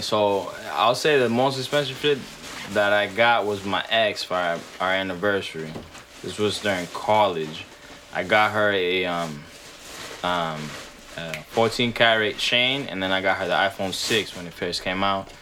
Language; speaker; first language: English; early bilingual, other home language; Spanish